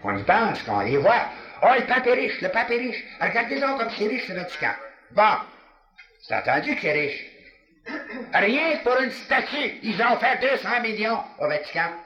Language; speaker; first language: French; native; French